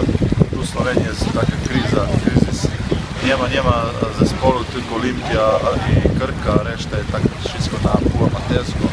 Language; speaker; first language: Polish; non-native, learner; Slovenian